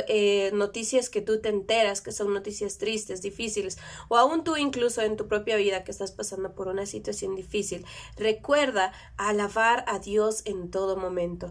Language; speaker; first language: Spanish; native; Spanish